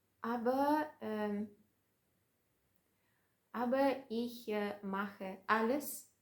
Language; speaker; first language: German; non-native, learner; Russian